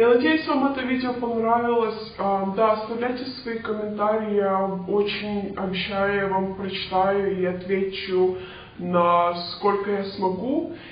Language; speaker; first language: Russian; non-native, fluent; English